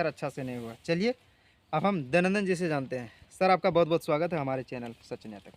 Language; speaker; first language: Hindi; native; Hindi